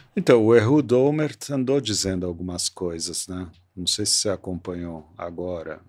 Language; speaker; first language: Portuguese; early bilingual, other home language; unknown